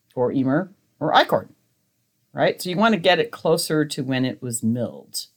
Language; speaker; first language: English; native; English